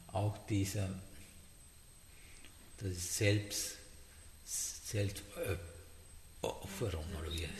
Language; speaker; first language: German; non-native, learner; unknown